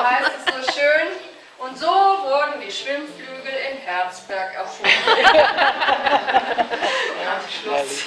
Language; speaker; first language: German; native; German